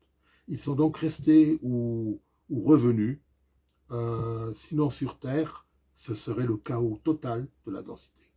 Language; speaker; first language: French; native; French